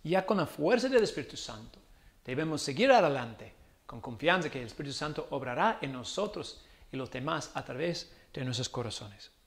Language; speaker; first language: Spanish; non-native, learner; English